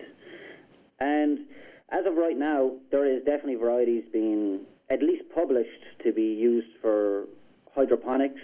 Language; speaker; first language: English; native; English